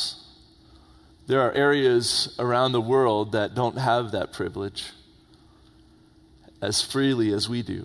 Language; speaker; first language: English; native; English